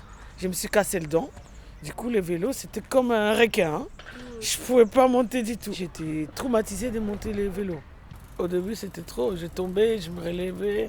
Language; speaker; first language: French; non-native, fluent; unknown